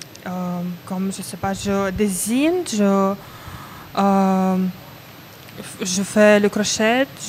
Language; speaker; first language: French; non-native, learner; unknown